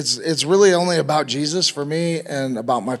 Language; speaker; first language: English; native; English